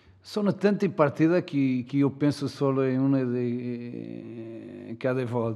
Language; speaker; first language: Italian; non-native, learner; Portuguese